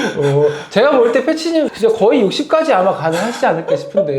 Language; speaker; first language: Korean; native; Korean